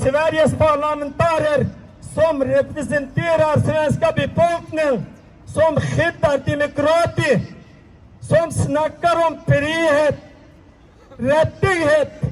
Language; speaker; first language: Swedish; non-native, learner; Uyghur